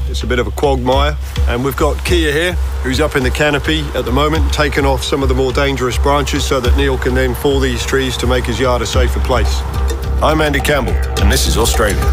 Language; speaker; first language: English; native; English